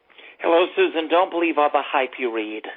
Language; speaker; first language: English; native; English